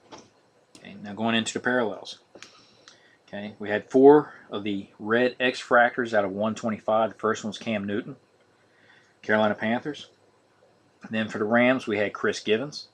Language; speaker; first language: English; native; English